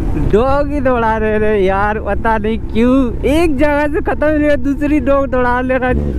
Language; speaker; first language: Hindi; native; Hindi